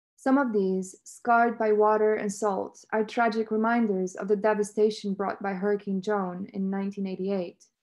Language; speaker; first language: English; non-native, fluent; Romanian